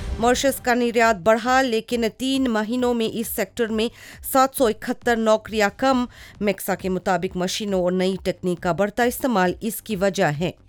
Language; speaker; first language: Hindi; non-native, local second language; Morisyen